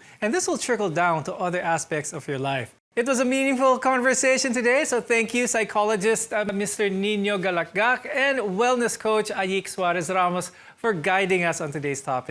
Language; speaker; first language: English; non-native, local second language; Filipino